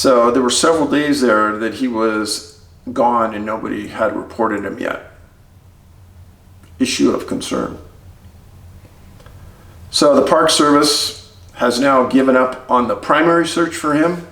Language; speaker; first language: English; native; English